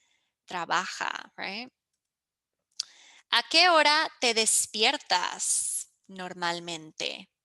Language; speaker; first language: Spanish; early bilingual, heritage; English